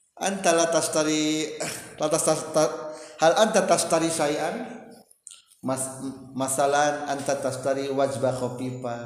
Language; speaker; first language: Arabic; non-native, fluent; Indonesian